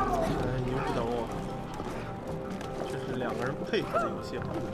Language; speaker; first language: Chinese; native; Chinese